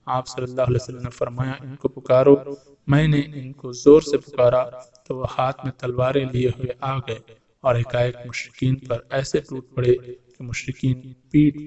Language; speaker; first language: Urdu; native; Urdu